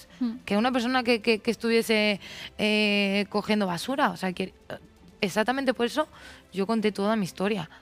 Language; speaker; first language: Spanish; native; Spanish